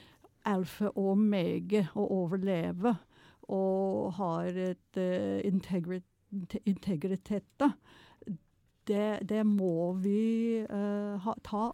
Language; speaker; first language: Norwegian; non-native, fluent; English